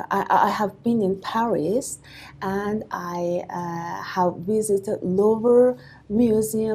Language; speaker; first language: English; non-native, learner; Persian